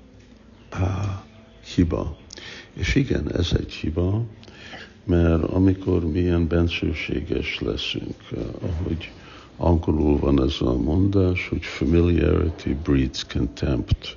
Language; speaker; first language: Hungarian; early bilingual, heritage; Hungarian